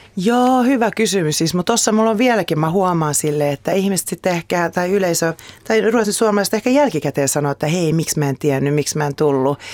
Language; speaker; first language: Finnish; early bilingual, heritage; Finnish